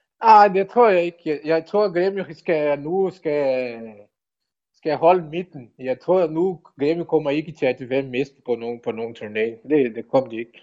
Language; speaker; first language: Danish; non-native, learner; Portuguese